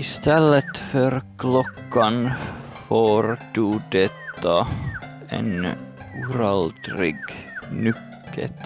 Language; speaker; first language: Swedish; non-native, learner; English